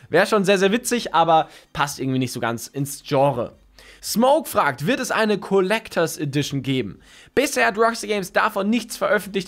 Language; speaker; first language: German; native; German